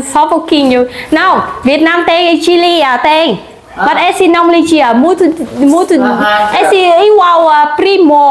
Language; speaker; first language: Portuguese; non-native, learner; Vietnamese